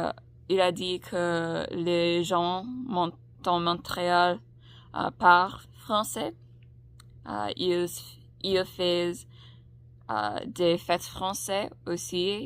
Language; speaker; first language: French; non-native, learner; English